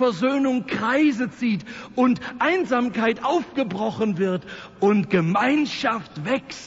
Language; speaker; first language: German; native; German